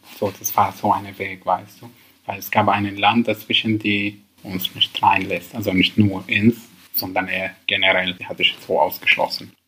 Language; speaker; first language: German; non-native, learner; Arabic